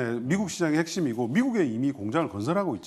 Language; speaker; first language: Korean; native; Korean